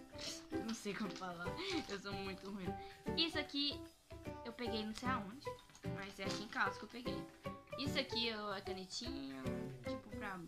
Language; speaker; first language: Portuguese; early bilingual, heritage; Portuguese